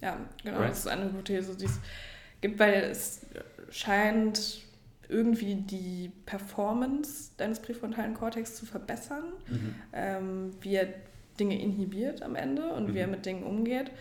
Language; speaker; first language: German; native; German